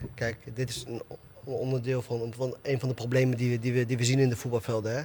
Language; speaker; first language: Dutch; early bilingual, other home language; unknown